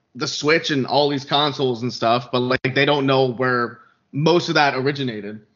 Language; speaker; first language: English; native; English